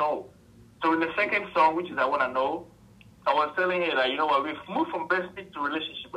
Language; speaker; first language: English; non-native, local second language; Akan